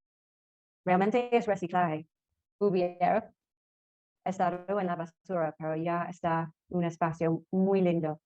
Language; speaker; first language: Spanish; non-native, fluent; English